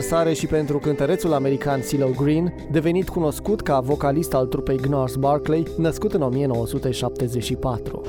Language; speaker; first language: Romanian; native; Romanian